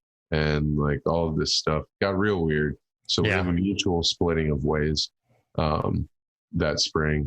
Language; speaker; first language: English; native; English